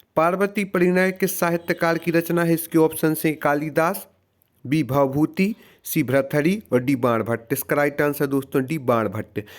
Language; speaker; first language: Hindi; native; Hindi